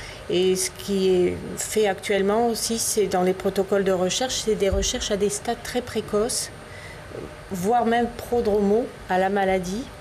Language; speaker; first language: French; native; French